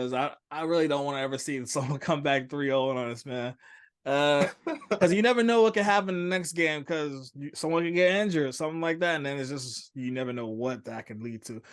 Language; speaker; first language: English; native; English